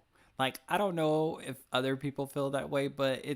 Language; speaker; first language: English; native; English